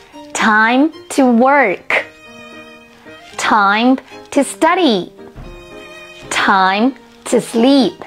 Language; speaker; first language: English; non-native, fluent; Chinese